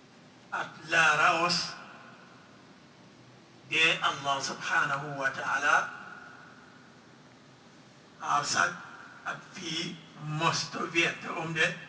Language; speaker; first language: Swedish; non-native, fluent; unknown